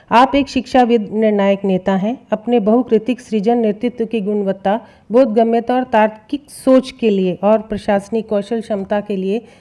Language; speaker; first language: Hindi; native; Hindi